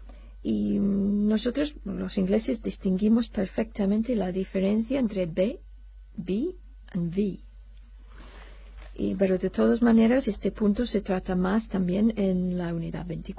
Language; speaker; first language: Spanish; non-native, fluent; English